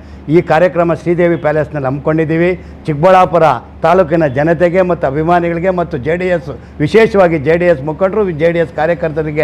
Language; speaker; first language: Kannada; native; Kannada